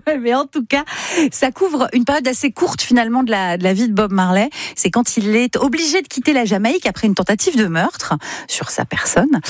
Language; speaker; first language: French; native; French